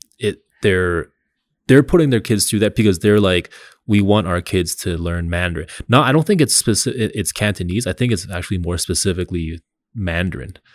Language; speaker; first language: English; early bilingual, other home language; Cantonese